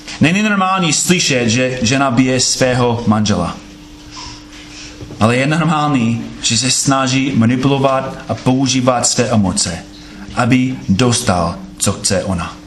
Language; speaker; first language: Czech; non-native, fluent; English